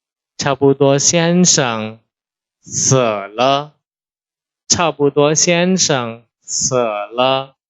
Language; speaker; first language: Chinese; non-native, fluent; Indonesian